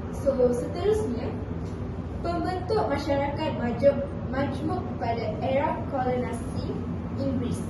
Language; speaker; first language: Malay; native; Malay